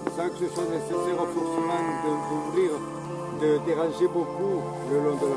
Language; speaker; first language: French; non-native, fluent; Spanish